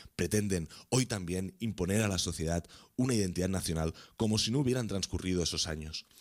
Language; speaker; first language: Spanish; non-native, local second language; Catalan